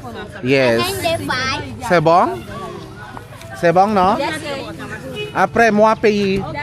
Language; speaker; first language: French; non-native, learner; Filipino